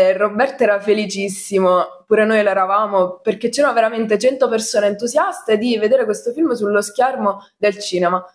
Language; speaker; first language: Italian; native; Italian